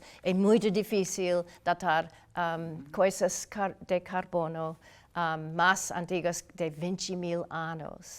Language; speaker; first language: Portuguese; non-native, learner; English